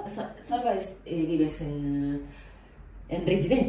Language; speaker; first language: Spanish; non-native, fluent; Japanese